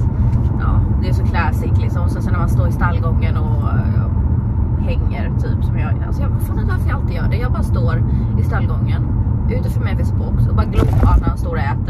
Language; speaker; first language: Swedish; native; Swedish